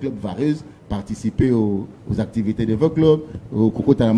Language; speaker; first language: French; non-native, local second language; Lingala